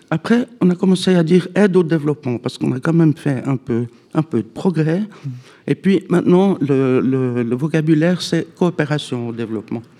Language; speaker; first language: French; native; French